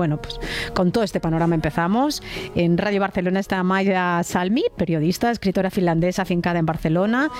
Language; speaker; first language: Spanish; native; Spanish